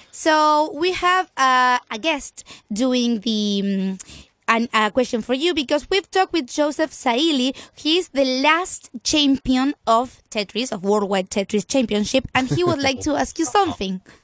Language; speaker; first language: English; non-native, fluent; Spanish